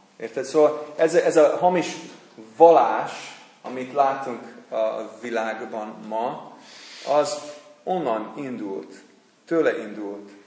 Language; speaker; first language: Hungarian; non-native, fluent; English